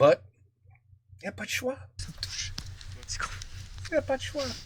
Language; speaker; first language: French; non-native, learner; English